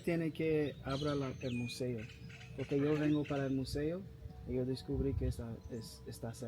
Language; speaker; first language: Spanish; non-native, learner; English